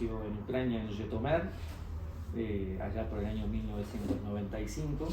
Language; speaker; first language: Spanish; native; Spanish